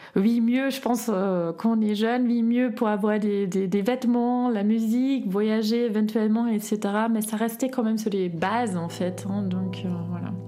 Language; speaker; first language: French; non-native, fluent; German